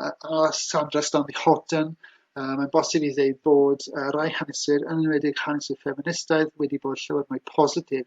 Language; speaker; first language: Welsh; native; Welsh